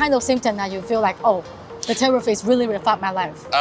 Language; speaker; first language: English; non-native, fluent; Chinese